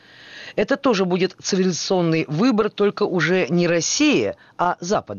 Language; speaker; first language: Russian; native; Russian